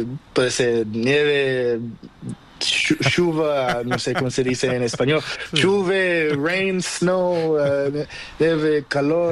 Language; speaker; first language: Spanish; non-native, learner; Portuguese